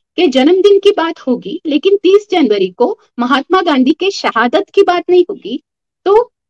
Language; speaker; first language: Hindi; non-native, local second language; Marathi